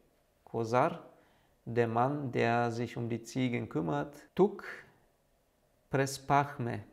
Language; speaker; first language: German; non-native, fluent; Bulgarian